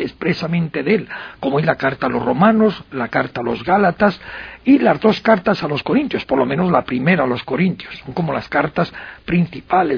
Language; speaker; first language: Spanish; native; Spanish